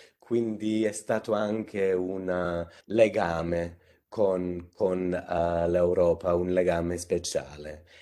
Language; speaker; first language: Italian; non-native, fluent; English